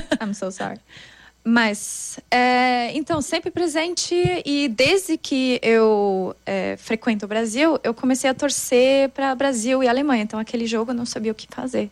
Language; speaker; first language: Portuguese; non-native, fluent; German